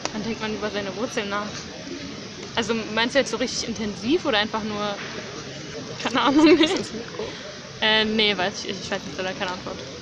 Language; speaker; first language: German; early bilingual, other home language; Bosnian